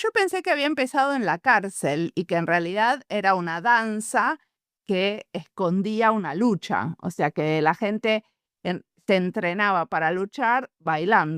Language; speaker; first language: Spanish; native; Spanish